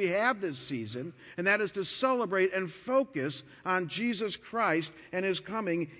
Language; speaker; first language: English; native; English